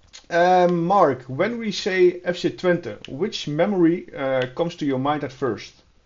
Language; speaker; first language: English; non-native, fluent; Dutch